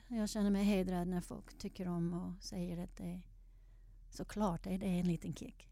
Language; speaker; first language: Swedish; non-native, fluent; English